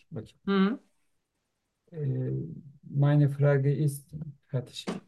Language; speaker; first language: German; non-native, learner; Turkish